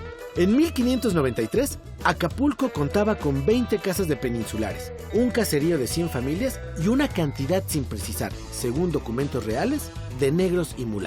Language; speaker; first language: Spanish; native; Spanish